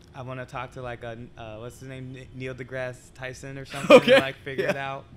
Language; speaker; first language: English; native; English